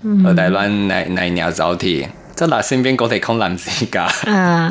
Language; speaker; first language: Vietnamese; non-native, learner; Chinese